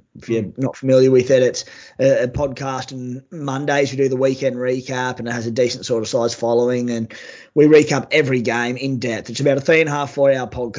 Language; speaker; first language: English; native; English